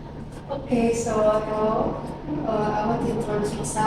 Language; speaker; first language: English; non-native, learner; Indonesian